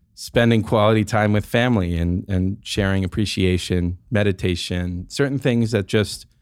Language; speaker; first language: English; native; English